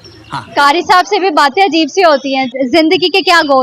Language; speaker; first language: Urdu; native; Urdu